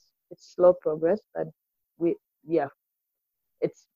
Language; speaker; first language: English; non-native, local second language; Swahili